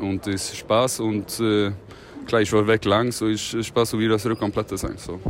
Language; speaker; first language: German; non-native, learner; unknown